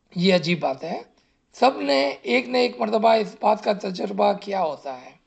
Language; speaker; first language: Urdu; non-native, local second language; Gujarati